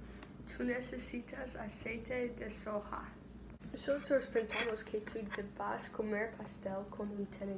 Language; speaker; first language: Spanish; non-native, learner; English